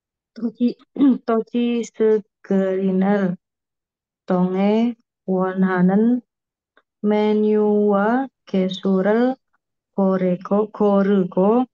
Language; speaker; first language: Korean; non-native, learner; Indonesian